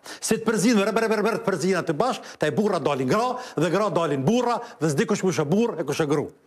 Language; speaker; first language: Albanian; native; Albanian